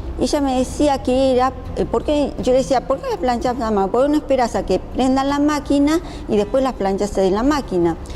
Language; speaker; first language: Spanish; early bilingual, other home language; Japanese